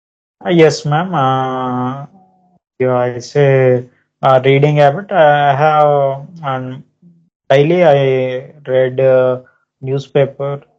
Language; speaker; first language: English; non-native, learner; Telugu